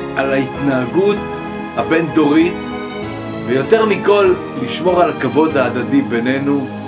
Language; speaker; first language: Hebrew; native; Hebrew